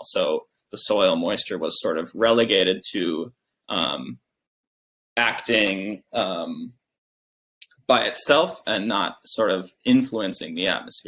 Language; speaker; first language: English; native; English